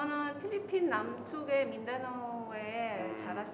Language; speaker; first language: Korean; non-native, fluent; Filipino